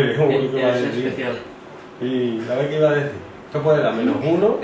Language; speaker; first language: Spanish; native; Spanish